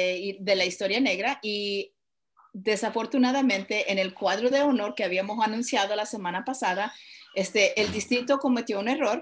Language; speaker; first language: Spanish; early bilingual, other home language; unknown